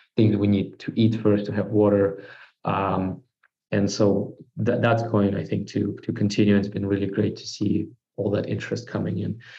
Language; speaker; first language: English; non-native, fluent; Russian